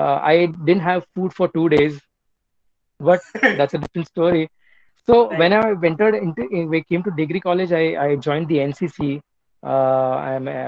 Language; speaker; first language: English; non-native, local second language; Telugu